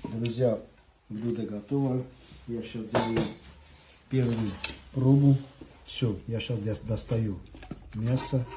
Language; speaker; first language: Russian; non-native, fluent; Armenian